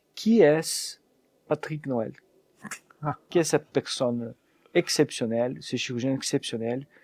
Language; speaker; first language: French; non-native, fluent; Portuguese